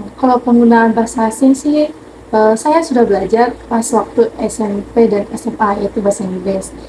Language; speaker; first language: Indonesian; non-native, local second language; Nias